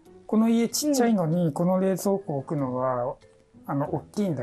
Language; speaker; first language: Japanese; native; Japanese